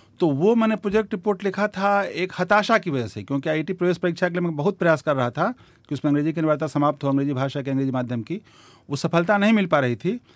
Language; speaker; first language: Hindi; native; Hindi